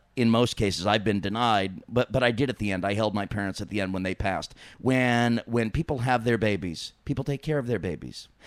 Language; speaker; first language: English; native; English